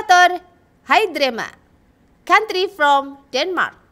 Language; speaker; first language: English; non-native, learner; Indonesian